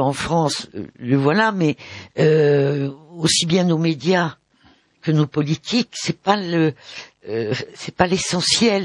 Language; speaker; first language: French; native; French